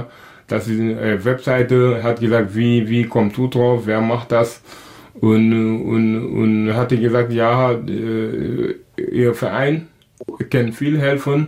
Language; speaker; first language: German; non-native, local second language; Wolof